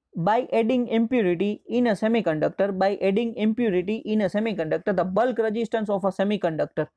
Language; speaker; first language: English; non-native, local second language; Gujarati